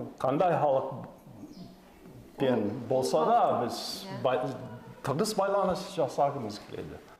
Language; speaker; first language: Kazakh; non-native, learner; English